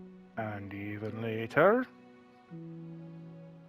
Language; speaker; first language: English; native; English